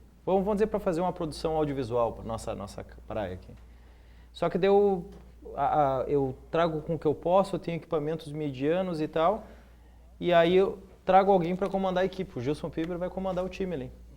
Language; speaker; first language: Portuguese; native; Portuguese